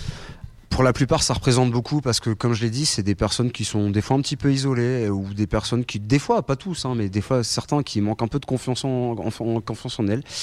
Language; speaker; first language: French; native; French